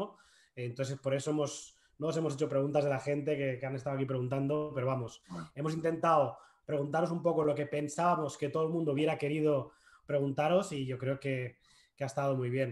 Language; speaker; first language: Spanish; native; Spanish